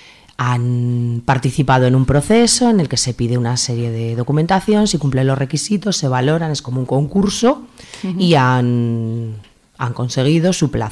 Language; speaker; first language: Spanish; native; Spanish